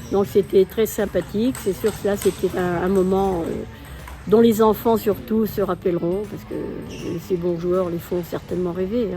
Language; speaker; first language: French; native; French